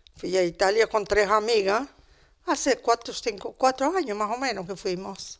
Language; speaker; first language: Spanish; non-native, fluent; Italian